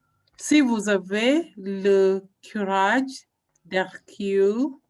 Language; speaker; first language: French; non-native, learner; English